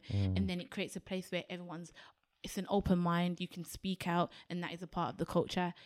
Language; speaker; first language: English; native; English